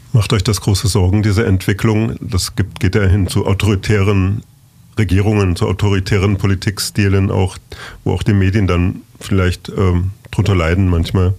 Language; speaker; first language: German; native; German